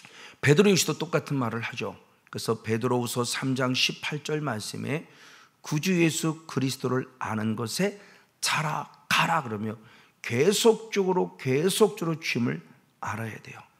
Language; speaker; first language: Korean; native; Korean